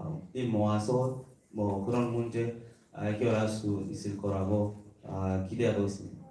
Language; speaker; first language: Korean; non-native, learner; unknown